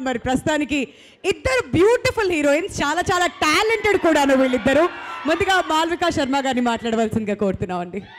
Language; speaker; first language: Telugu; native; Telugu